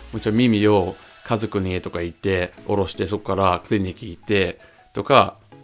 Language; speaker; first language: Japanese; non-native, fluent; English